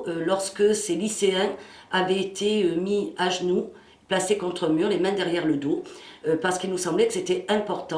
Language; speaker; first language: French; native; French